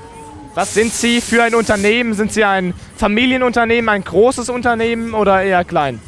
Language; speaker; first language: German; native; German